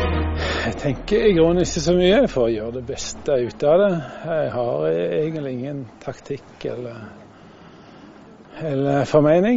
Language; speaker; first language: Norwegian; native; Norwegian